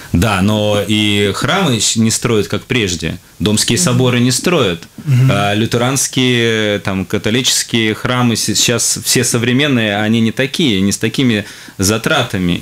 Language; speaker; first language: Russian; native; Russian